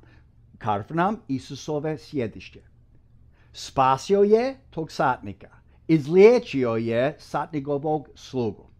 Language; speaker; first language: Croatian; non-native, fluent; English